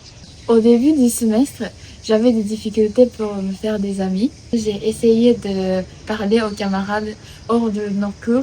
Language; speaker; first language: French; non-native, learner; Japanese